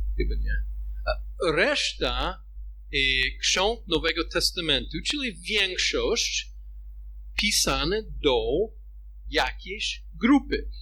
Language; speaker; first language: Polish; non-native, fluent; English